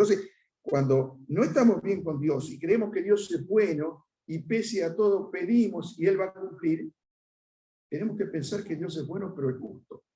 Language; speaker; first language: Spanish; native; Spanish